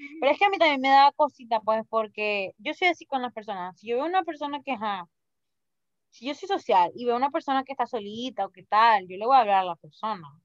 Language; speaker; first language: Spanish; native; Spanish